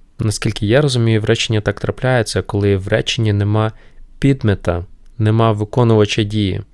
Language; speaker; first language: Ukrainian; non-native, local second language; Russian